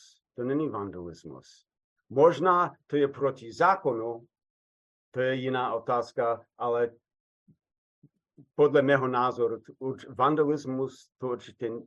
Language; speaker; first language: Czech; non-native, fluent; English